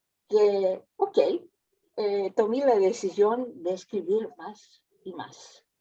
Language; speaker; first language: Spanish; early bilingual, heritage; Ladino